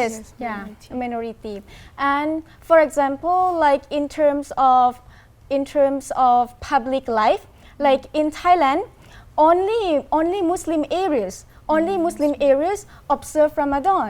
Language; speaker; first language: English; non-native, fluent; Thai